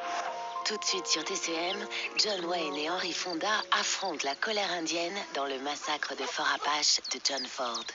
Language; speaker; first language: French; native; French